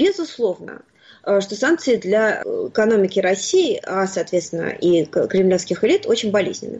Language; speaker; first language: Russian; native; Russian